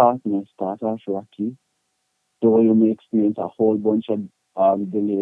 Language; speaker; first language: English; non-native, local second language; Jamaican Creole English